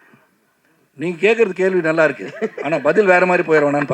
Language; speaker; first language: Tamil; native; Tamil